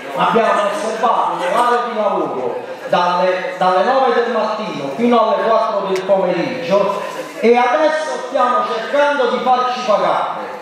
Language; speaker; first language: Italian; native; Italian